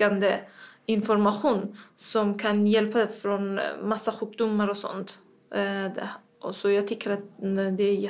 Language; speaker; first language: Swedish; non-native, fluent; Persian